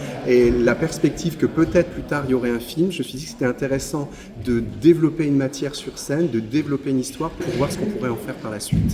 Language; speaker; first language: French; native; French